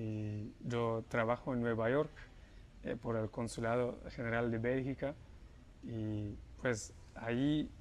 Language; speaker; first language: Spanish; non-native, fluent; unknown